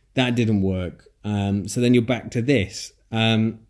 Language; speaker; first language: English; native; English